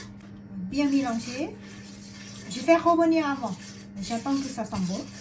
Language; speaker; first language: French; non-native, learner; Thai